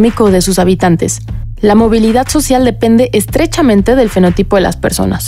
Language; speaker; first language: Spanish; native; Spanish